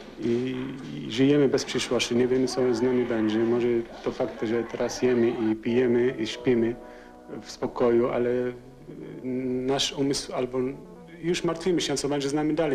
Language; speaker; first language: Polish; non-native, fluent; Arabic